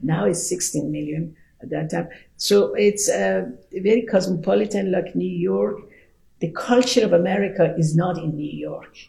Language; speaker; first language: English; non-native, fluent; Persian